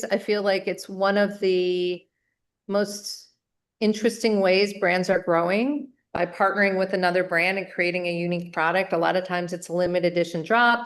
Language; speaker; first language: English; native; English